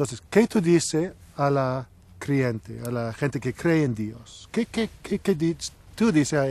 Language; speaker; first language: Spanish; non-native, learner; English